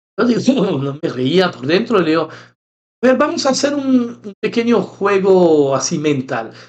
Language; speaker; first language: Spanish; non-native, fluent; French